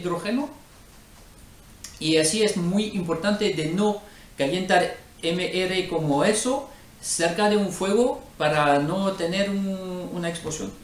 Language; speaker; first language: Spanish; non-native, learner; French